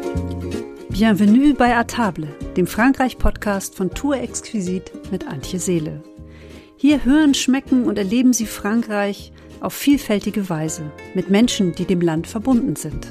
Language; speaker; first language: German; native; German